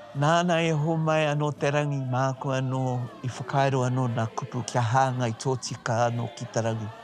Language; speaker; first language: Māori; native; Māori